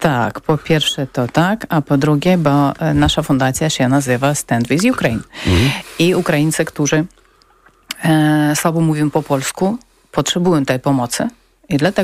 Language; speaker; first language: Polish; non-native, learner; Ukrainian